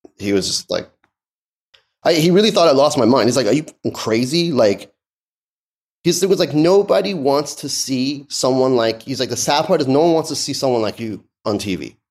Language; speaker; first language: English; early bilingual, other home language; Persian